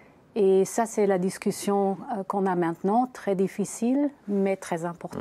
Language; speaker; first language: French; non-native, fluent; German